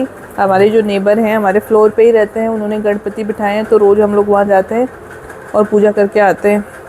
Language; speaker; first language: Hindi; native; Hindi